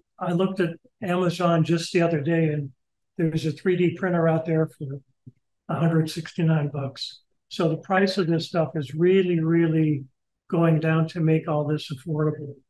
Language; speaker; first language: English; native; English